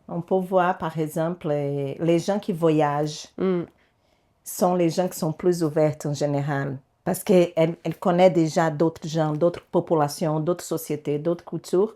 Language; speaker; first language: French; non-native, learner; Portuguese